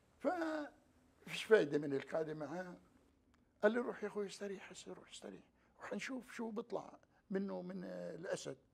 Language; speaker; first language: Arabic; native; Arabic